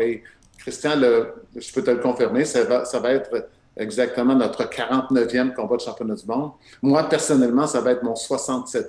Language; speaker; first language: French; native; French